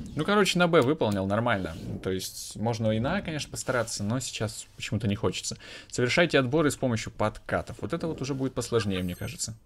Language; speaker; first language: Russian; native; Russian